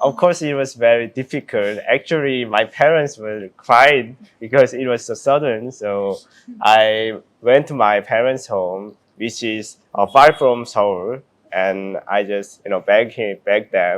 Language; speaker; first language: English; non-native, learner; Korean